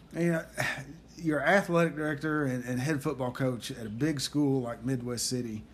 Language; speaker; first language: English; native; English